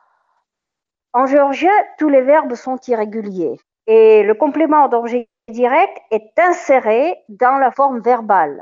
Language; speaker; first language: French; non-native, fluent; Russian